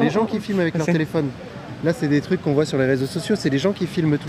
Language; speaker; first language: French; native; French